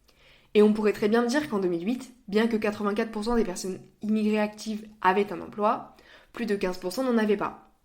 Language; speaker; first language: French; native; French